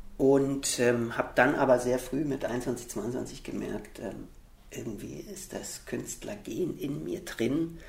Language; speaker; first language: German; early bilingual, heritage; German